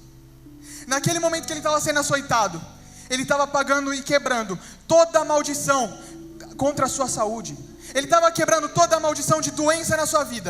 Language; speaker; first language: Portuguese; native; Portuguese